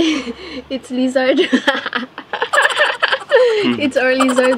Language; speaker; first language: English; non-native, learner; Cebuano